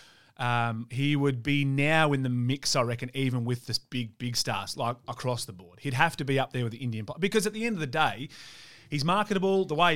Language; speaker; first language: English; native; English